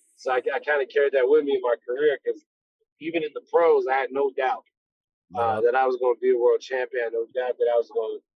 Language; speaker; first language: English; native; English